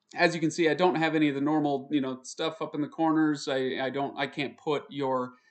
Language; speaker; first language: English; native; English